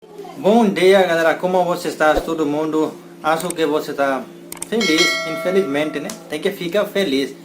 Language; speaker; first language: Portuguese; non-native, learner; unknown